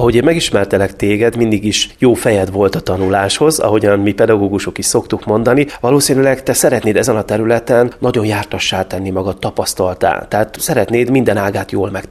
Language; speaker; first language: Hungarian; native; Hungarian